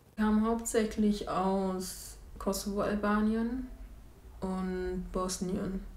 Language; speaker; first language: German; early bilingual, other home language; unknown